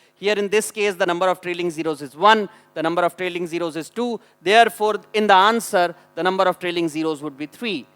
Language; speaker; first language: English; non-native, local second language; Hindi